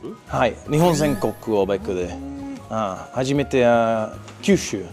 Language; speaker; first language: Japanese; non-native, learner; English